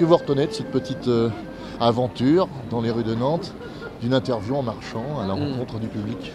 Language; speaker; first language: French; native; French